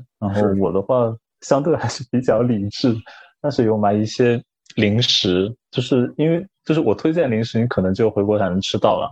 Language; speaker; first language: Chinese; native; Chinese